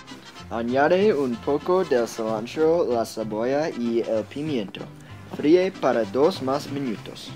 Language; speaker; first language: Spanish; non-native, learner; English